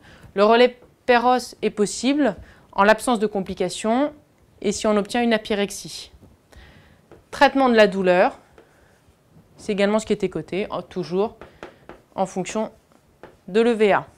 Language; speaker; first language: French; native; French